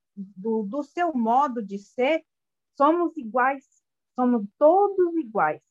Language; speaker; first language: Portuguese; non-native, local second language; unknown